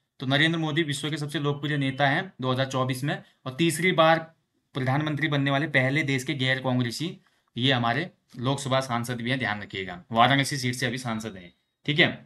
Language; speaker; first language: Hindi; native; Hindi